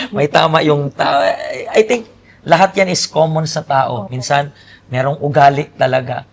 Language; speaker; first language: Filipino; native; Filipino